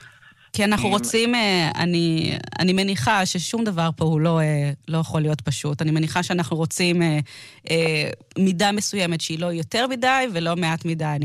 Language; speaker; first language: Hebrew; native; Hebrew